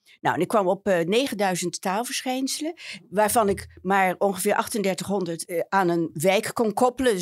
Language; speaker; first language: Dutch; native; Dutch